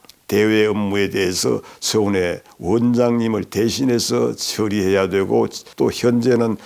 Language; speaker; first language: Korean; native; Korean